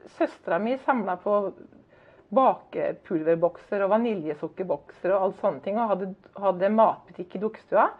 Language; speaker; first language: Norwegian; native; Norwegian